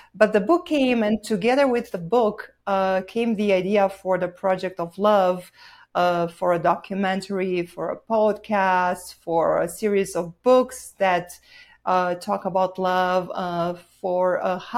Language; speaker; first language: English; non-native, fluent; Romanian